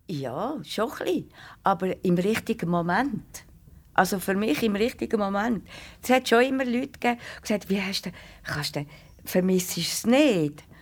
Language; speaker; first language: German; native; German